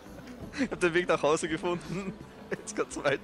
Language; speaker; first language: German; native; German